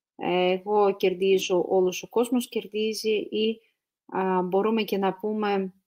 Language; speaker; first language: Greek; non-native, fluent; Russian